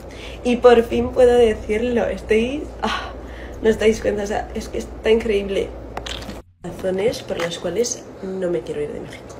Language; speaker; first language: Spanish; non-native, fluent; Italian